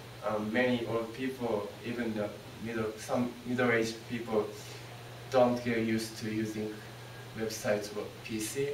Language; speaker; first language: English; non-native, learner; Japanese